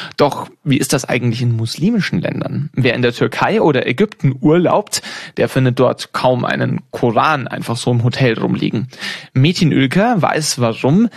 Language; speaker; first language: German; native; German